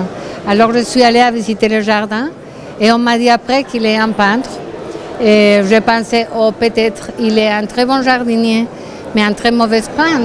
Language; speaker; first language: French; non-native, fluent; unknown